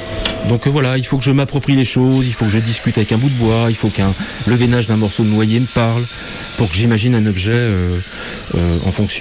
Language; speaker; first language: French; native; French